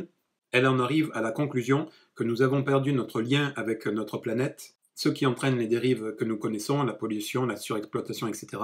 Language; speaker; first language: French; native; French